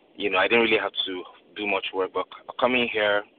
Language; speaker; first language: English; non-native, local second language; Yoruba